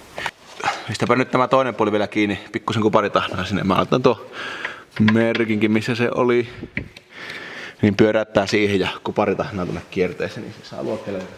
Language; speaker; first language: Finnish; native; Finnish